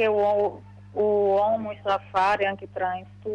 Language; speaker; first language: Italian; non-native, learner; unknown